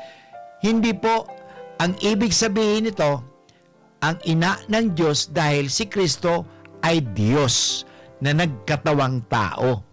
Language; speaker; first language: Filipino; non-native, local second language; Bikol